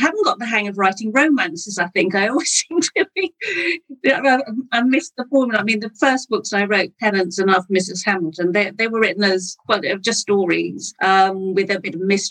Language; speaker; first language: English; native; English